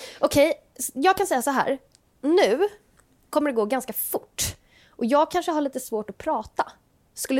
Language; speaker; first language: Swedish; native; Swedish